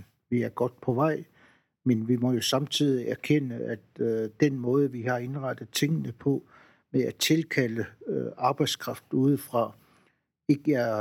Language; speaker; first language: Danish; non-native, local second language; Kalaallisut